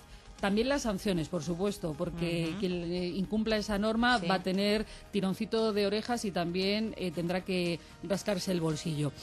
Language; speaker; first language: Spanish; native; Spanish